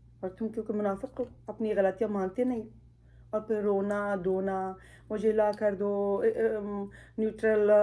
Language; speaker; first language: Urdu; non-native, fluent; Pashto